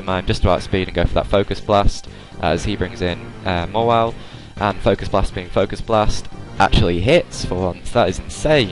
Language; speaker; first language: English; native; English